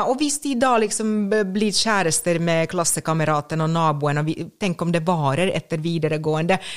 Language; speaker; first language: Norwegian; non-native, fluent; Finnish